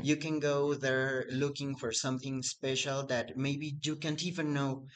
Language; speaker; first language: English; non-native, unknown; Spanish